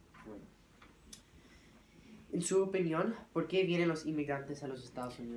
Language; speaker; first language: Spanish; early bilingual, heritage; English